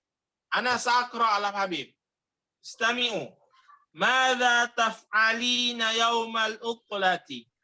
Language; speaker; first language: Arabic; non-native, fluent; Indonesian